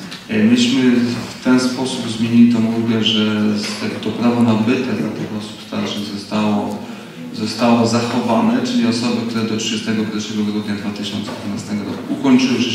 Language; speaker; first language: Polish; native; Polish